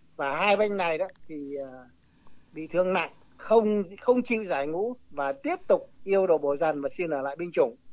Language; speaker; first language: Vietnamese; native; Vietnamese